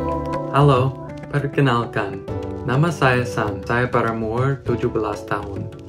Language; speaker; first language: Indonesian; non-native, learner; English